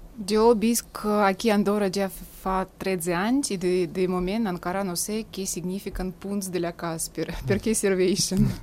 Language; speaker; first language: Catalan; non-native, fluent; Russian